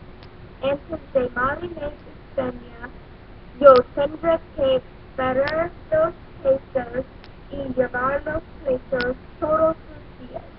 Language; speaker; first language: Spanish; non-native, learner; English